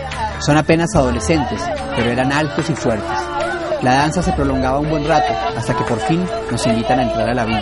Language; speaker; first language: Spanish; native; Spanish